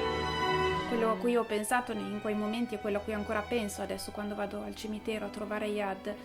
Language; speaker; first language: Italian; native; Italian